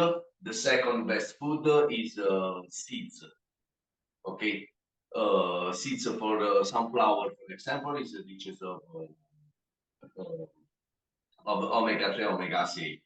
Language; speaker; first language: English; non-native, learner; Italian